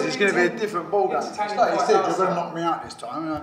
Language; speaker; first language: English; native; English